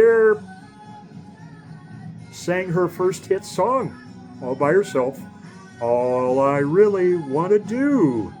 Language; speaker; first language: English; native; English